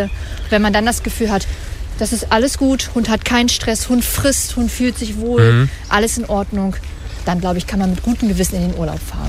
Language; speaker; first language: German; native; German